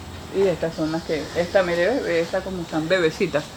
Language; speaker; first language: Spanish; native; Spanish